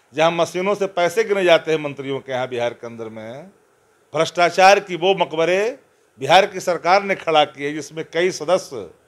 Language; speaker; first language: Hindi; native; Hindi